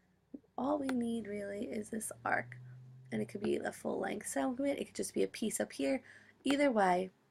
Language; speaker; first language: English; native; English